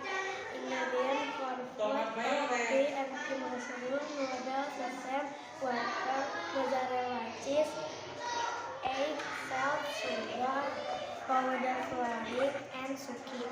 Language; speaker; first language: English; non-native, learner; Indonesian